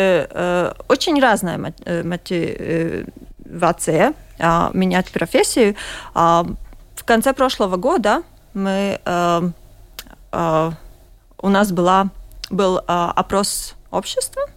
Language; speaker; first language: Russian; non-native, local second language; Latvian